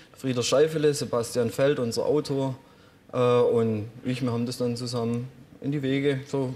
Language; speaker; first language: German; native; German